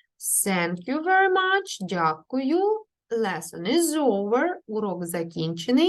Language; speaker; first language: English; non-native, fluent; Ukrainian